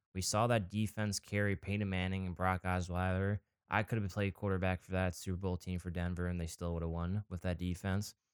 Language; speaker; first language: English; native; English